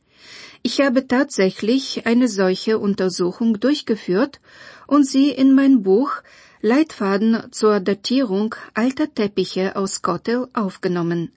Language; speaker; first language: German; non-native, fluent; Bulgarian